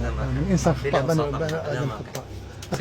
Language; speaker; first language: Arabic; native; Arabic